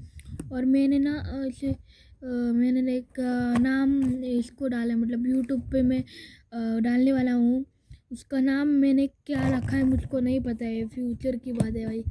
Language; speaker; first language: Hindi; native; Hindi